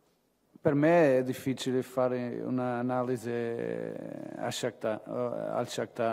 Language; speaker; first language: Italian; non-native, fluent; Portuguese